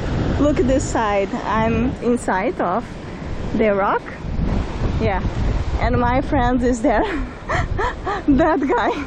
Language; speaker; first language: English; non-native, learner; Portuguese